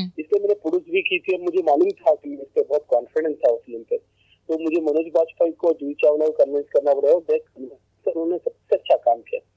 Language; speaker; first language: Hindi; non-native, local second language; Tamil